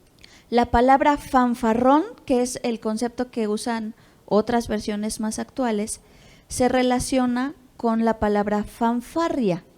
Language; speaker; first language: Spanish; native; Spanish